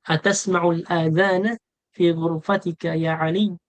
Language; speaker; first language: Arabic; non-native, fluent; Filipino